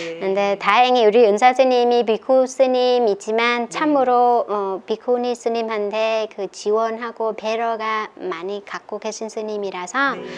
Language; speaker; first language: Korean; non-native, fluent; Vietnamese